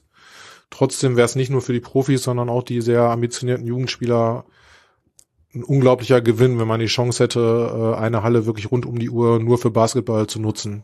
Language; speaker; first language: German; native; German